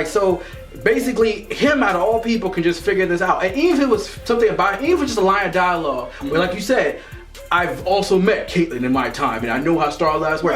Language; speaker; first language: English; native; English